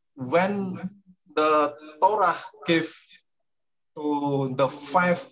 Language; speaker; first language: English; non-native, learner; Indonesian